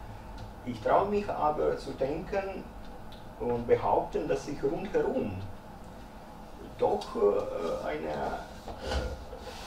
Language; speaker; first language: German; early bilingual, other home language; Croatian